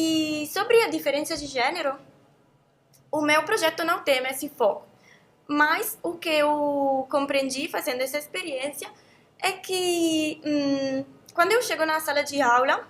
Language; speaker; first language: Portuguese; non-native, fluent; Italian